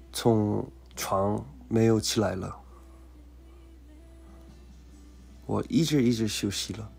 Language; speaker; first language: Chinese; non-native, learner; Korean